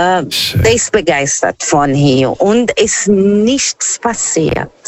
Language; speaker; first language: German; non-native, learner; Portuguese